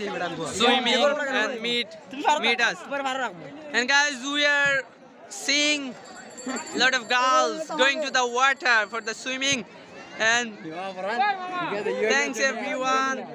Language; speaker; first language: English; non-native, learner; Bangla